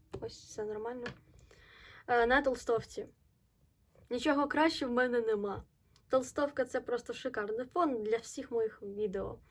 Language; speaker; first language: Ukrainian; non-native, local second language; Russian